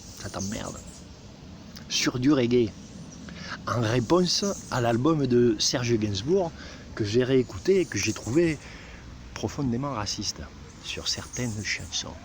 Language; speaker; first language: French; native; French